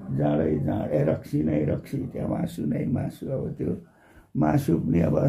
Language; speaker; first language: Nepali; non-native, local second language; Limbu